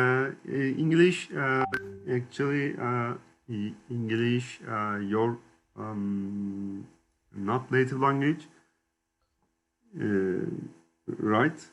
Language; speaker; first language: English; non-native, learner; Turkish